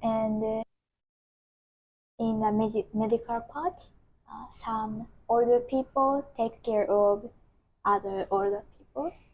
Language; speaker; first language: English; non-native, learner; Japanese